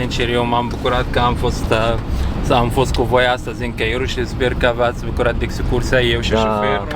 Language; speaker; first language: Romanian; non-native, fluent; Arabic